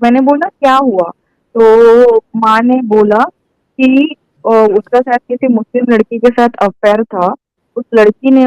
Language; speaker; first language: Hindi; native; Hindi